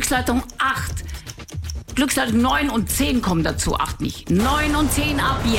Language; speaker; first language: German; native; German